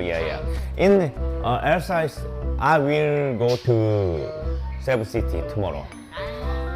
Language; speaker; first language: English; non-native, learner; Korean